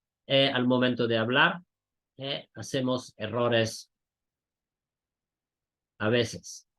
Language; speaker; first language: Spanish; non-native, fluent; French